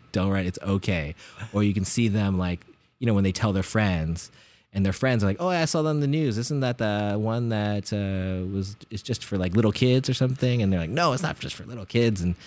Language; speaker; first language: English; native; English